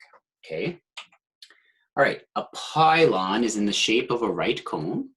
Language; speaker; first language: English; native; English